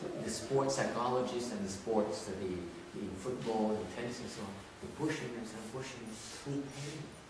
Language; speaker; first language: English; non-native, fluent; Vietnamese